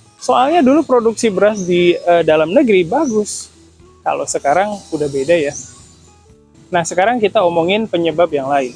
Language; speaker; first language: Indonesian; native; Indonesian